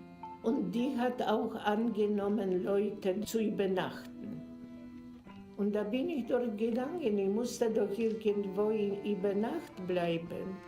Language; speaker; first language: German; non-native, fluent; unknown